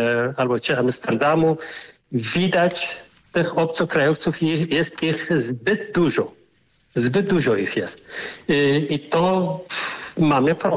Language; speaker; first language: Polish; non-native, fluent; Arabic